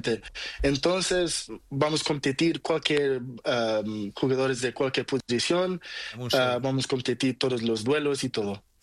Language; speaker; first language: Spanish; non-native, learner; Portuguese